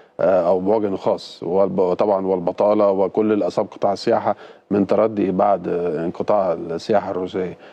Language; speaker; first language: Arabic; native; Arabic